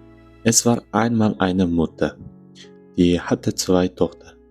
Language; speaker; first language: German; non-native, learner; Uzbek